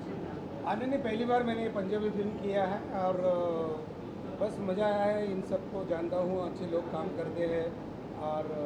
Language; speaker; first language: Hindi; non-native, local second language; Marathi